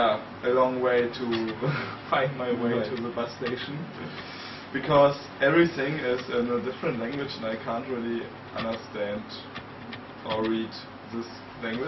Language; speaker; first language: English; non-native, fluent; German